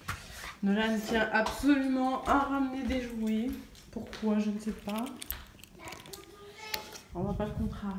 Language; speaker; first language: French; native; French